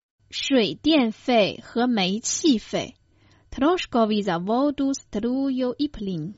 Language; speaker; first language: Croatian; non-native, fluent; Chinese